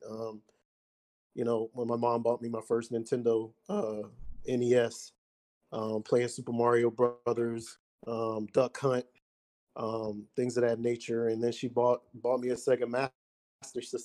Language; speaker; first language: English; native; English